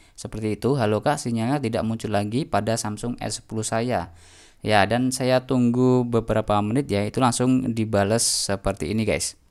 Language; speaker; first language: Indonesian; native; Indonesian